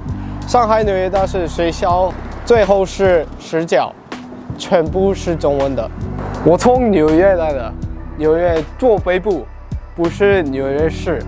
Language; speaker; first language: Chinese; non-native, learner; English